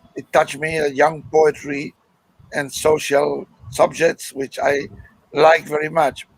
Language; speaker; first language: English; non-native, learner; Spanish